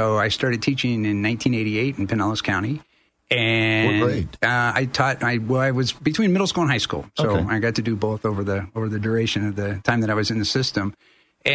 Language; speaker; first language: English; native; English